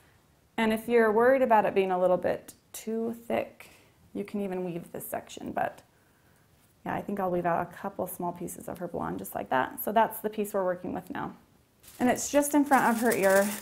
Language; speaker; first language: English; native; English